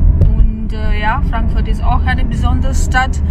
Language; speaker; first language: German; non-native, learner; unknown